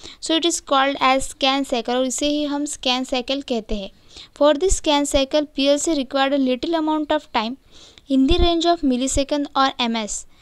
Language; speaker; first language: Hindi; non-native, local second language; Marathi